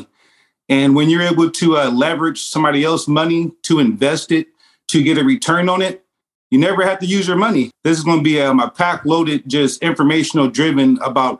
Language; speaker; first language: English; native; English